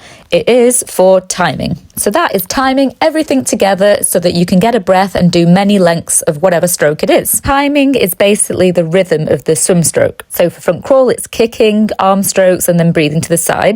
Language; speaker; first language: English; native; English